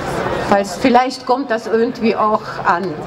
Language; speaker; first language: German; non-native, fluent; Russian